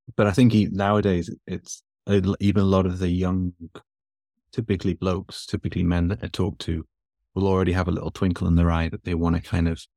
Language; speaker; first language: English; native; English